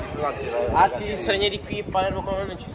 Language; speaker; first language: Italian; non-native, fluent; Arabic